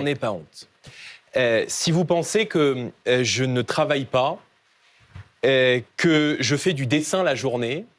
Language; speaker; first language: French; native; French